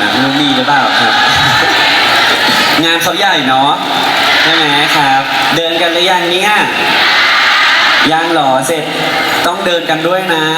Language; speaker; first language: Thai; native; Thai